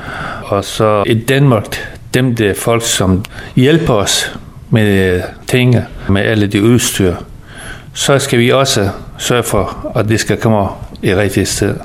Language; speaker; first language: Danish; early bilingual, other home language; Persian